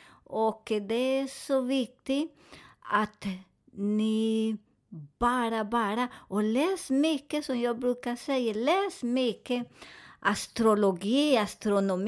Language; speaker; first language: Swedish; non-native, learner; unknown